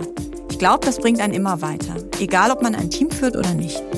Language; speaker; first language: German; native; German